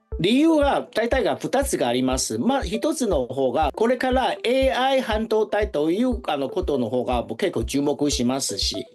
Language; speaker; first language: Japanese; non-native, fluent; Chinese